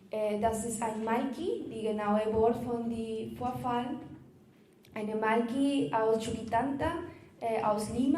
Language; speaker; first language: German; non-native, learner; Spanish